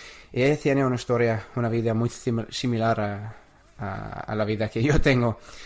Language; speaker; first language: Spanish; non-native, learner; English